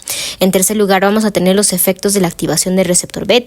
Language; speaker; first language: Spanish; native; Spanish